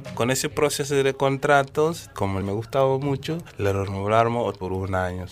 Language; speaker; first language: Spanish; non-native, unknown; Wolof